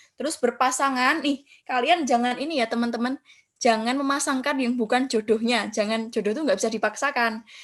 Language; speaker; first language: Indonesian; non-native, local second language; Javanese